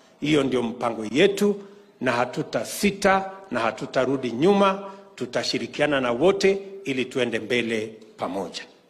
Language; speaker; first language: Swahili; non-native, local second language; Kalenjin